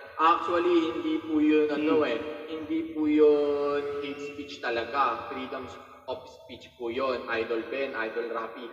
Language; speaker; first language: Filipino; native; Filipino